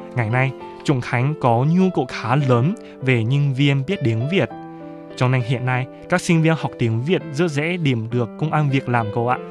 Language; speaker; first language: Vietnamese; non-native, fluent; Chinese